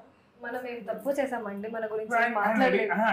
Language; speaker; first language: Telugu; non-native, learner; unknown